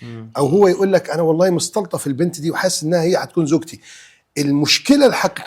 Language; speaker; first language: Arabic; native; Arabic